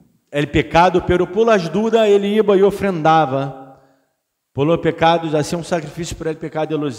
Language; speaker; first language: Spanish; non-native, fluent; Portuguese